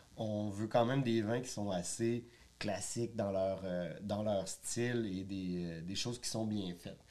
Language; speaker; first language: French; native; French